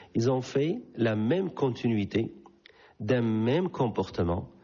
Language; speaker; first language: French; non-native, local second language; Arabic